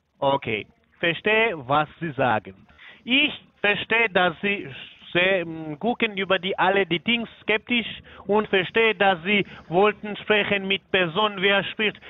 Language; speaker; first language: German; non-native, learner; Polish